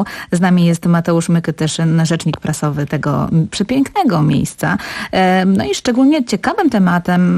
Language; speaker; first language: Polish; native; Polish